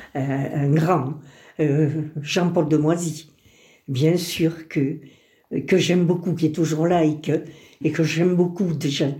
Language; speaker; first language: French; early bilingual, other home language; Spanish